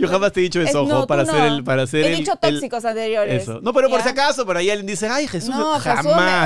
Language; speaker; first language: Spanish; native; Spanish